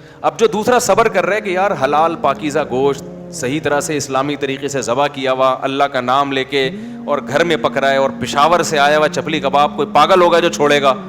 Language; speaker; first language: Urdu; native; Urdu